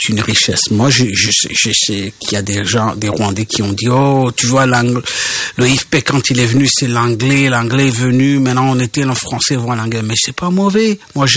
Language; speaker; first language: French; non-native, local second language; Kinyarwanda